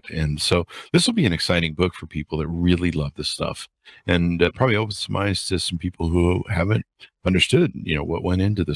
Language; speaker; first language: English; native; English